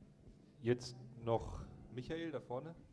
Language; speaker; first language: German; native; German